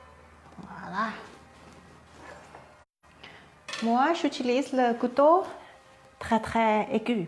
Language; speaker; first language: French; non-native, learner; Thai